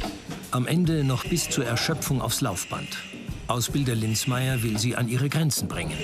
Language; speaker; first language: German; native; German